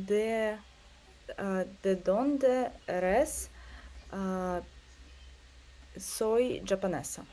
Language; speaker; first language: Spanish; non-native, learner; Russian